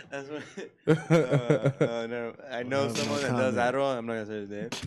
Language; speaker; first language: English; early bilingual, other home language; Spanish